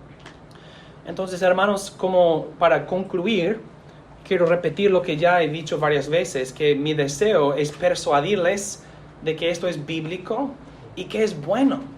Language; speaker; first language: Spanish; non-native, fluent; English